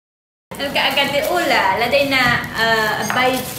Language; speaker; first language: Arabic; non-native, fluent; Vietnamese